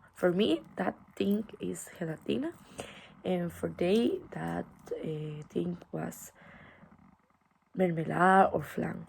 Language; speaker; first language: English; non-native, learner; Spanish